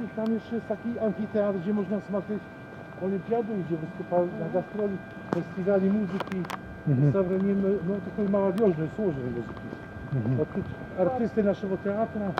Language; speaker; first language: Russian; non-native, learner; Polish